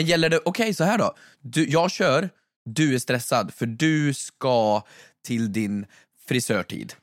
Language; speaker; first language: Swedish; native; Swedish